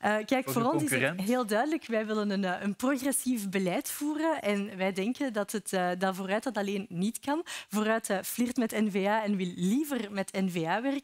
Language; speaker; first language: Dutch; native; Dutch